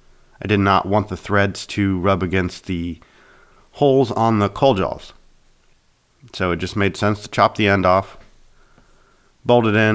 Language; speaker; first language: English; native; English